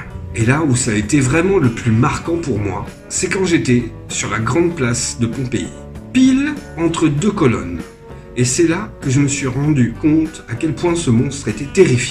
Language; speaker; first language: French; native; French